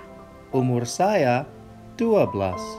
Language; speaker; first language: Indonesian; non-native, learner; English